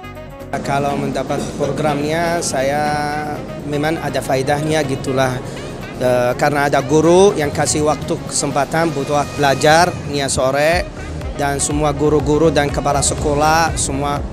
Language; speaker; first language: Indonesian; non-native, fluent; Arabic